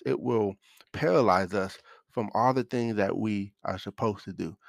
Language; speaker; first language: English; native; English